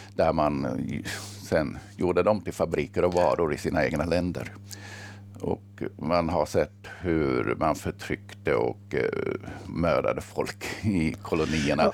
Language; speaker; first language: Swedish; early bilingual, other home language; Finnish